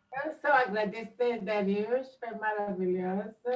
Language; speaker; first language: Portuguese; non-native, fluent; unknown